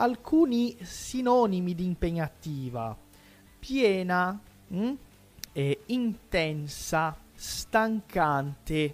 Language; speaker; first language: Italian; non-native, fluent; Portuguese